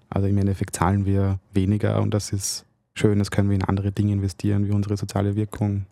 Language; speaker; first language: German; early bilingual, other home language; Bosnian